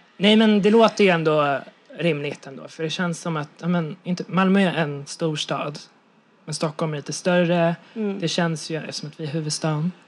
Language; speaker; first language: Swedish; native; Swedish